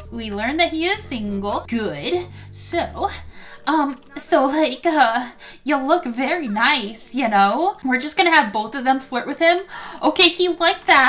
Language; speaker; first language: English; native; English